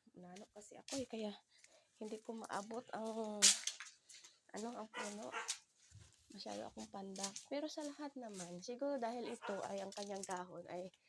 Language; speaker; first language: Filipino; non-native, local second language; Cebuano